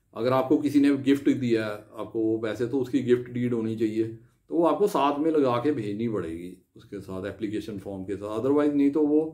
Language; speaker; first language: Hindi; non-native, local second language; Punjabi